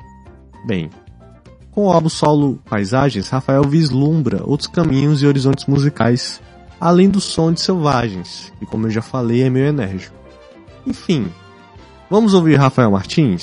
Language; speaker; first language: Portuguese; native; Portuguese